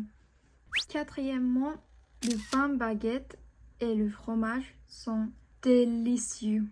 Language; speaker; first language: French; non-native, fluent; Japanese